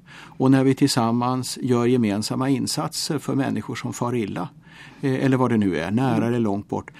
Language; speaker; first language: Swedish; native; Swedish